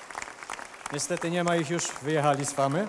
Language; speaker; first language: Polish; native; Polish